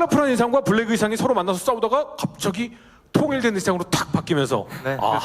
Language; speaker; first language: Korean; native; Korean